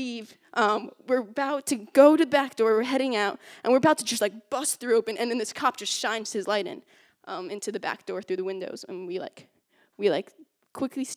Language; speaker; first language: English; native; English